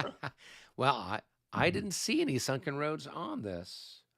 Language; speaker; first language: English; native; English